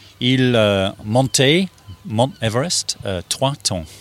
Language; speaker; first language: French; non-native, learner; English